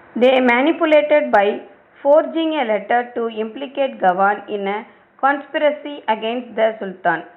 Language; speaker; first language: English; non-native, local second language; Tamil